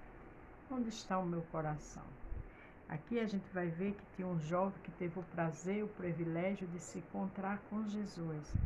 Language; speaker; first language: Portuguese; native; Portuguese